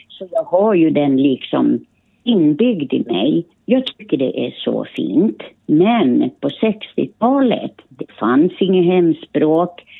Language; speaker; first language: Swedish; early bilingual, other home language; Finnish